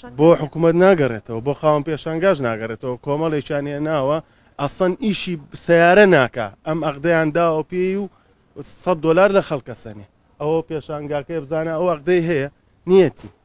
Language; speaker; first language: Central Kurdish; native; Central Kurdish